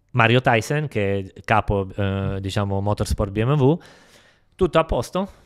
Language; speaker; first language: Italian; non-native, fluent; Polish